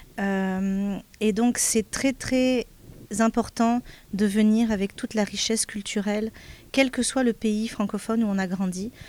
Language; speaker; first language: French; native; French